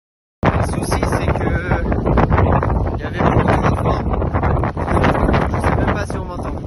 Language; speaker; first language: French; native; French